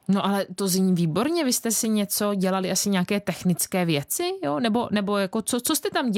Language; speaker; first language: Czech; native; Czech